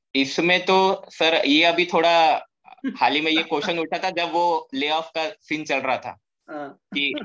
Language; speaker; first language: Hindi; non-native, local second language; Marathi